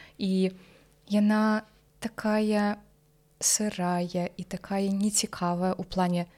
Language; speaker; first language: Belarusian; non-native, local second language; Russian